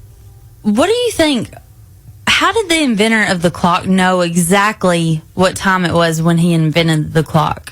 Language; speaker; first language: English; native; English